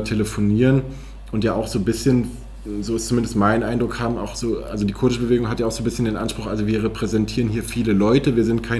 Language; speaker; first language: German; native; German